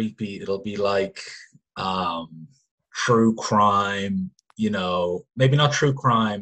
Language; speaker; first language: English; native; English